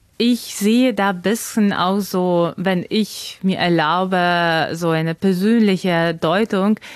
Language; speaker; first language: German; non-native, fluent; Ukrainian